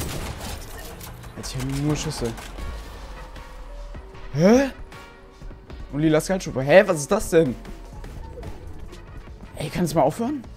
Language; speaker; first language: German; native; German